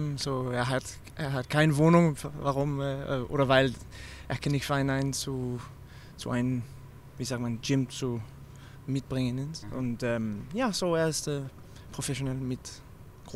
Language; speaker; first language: German; non-native, learner; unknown